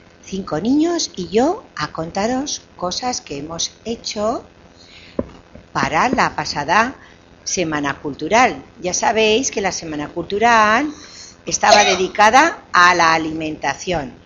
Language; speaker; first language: Spanish; native; Spanish